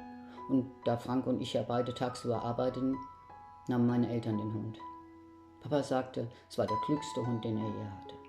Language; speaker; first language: German; native; German